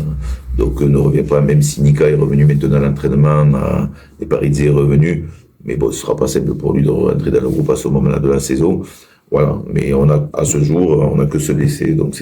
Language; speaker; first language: French; native; French